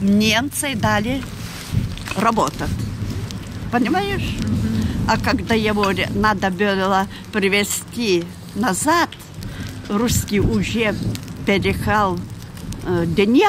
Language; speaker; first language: Russian; non-native, learner; Lithuanian